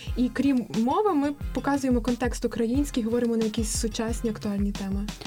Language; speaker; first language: Ukrainian; native; Ukrainian